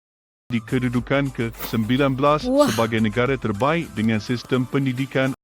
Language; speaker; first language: Malay; native; Malay